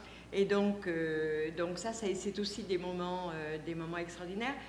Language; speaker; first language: French; native; French